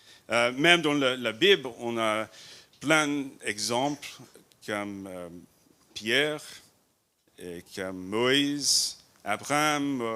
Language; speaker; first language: French; non-native, learner; English